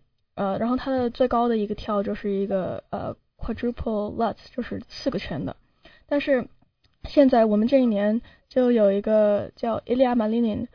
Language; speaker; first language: Chinese; early bilingual, heritage; Chinese